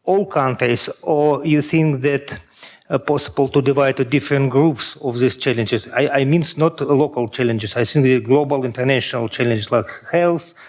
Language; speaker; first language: English; non-native, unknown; Russian